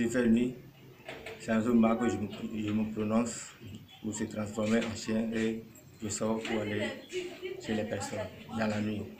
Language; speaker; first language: French; non-native, local second language; Ewe